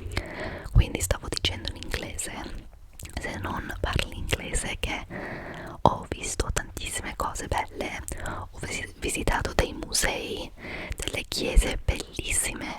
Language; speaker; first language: Italian; non-native, fluent; English